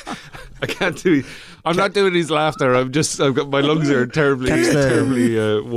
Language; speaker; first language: English; native; English